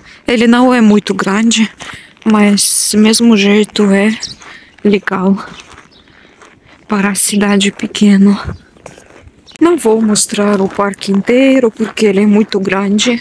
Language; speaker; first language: Portuguese; non-native, learner; Russian